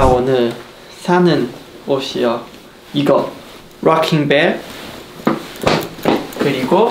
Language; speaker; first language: Korean; non-native, fluent; Chinese